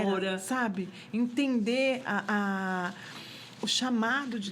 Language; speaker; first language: Portuguese; native; Portuguese